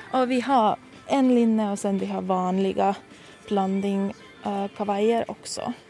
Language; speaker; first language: Swedish; non-native, fluent; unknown